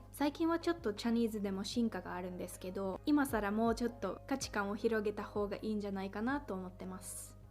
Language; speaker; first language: Japanese; non-native, fluent; Finnish